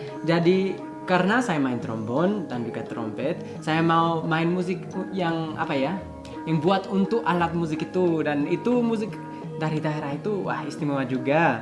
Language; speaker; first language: Indonesian; early bilingual, heritage; English